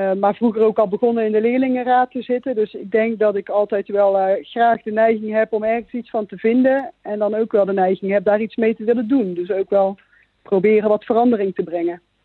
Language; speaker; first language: Dutch; native; Dutch